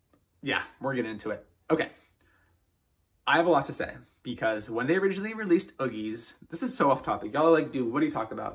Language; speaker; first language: English; native; English